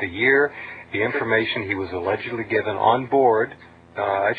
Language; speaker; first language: English; native; English